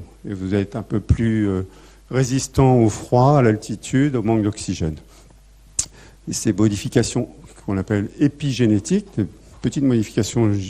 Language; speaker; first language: French; native; French